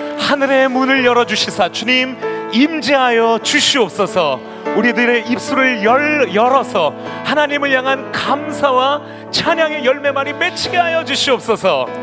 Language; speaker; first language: Korean; native; Korean